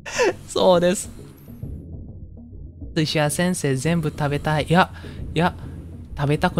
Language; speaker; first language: Japanese; non-native, learner; Indonesian